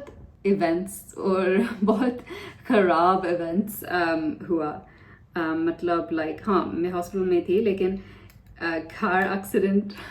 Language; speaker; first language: Hindi; non-native, learner; English